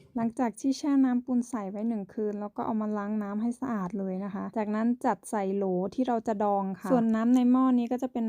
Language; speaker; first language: Thai; native; Thai